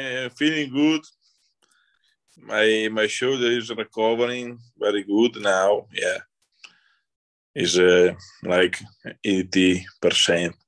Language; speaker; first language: English; non-native, learner; Italian